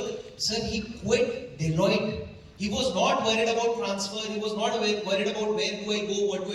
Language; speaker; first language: English; non-native, local second language; Hindi